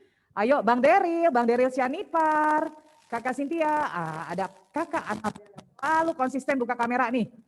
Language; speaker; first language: Indonesian; native; Indonesian